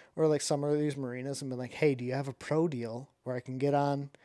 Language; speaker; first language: English; native; English